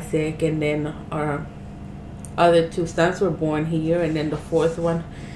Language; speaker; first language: English; early bilingual, other home language; Spanish